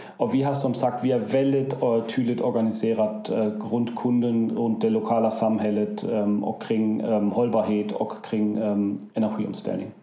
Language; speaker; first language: Swedish; non-native, fluent; German